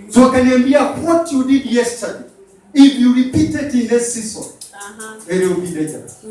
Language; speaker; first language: English; non-native, local second language; Swahili